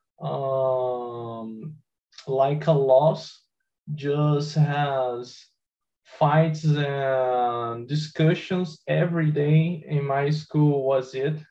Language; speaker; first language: English; non-native, learner; Portuguese